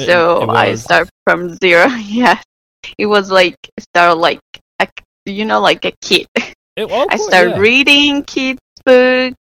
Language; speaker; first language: English; non-native, fluent; Spanish